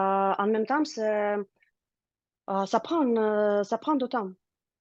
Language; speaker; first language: French; non-native, learner; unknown